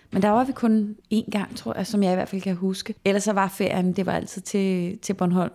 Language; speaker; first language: Danish; native; Danish